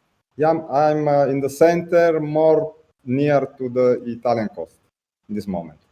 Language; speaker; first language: English; non-native, learner; Italian